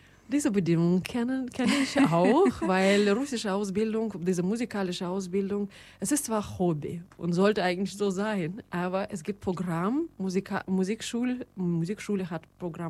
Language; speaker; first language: German; non-native, fluent; Russian